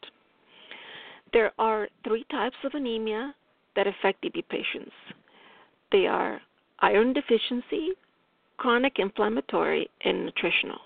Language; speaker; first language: English; non-native, fluent; Italian